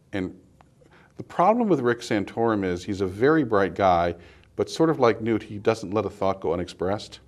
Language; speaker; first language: English; native; English